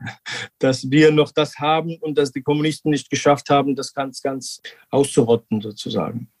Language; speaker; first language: German; non-native, fluent; Georgian